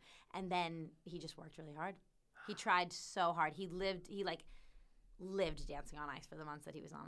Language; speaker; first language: English; native; English